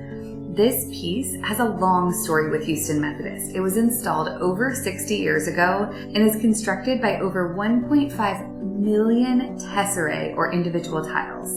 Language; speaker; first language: English; native; English